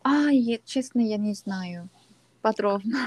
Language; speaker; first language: Russian; non-native, learner; Korean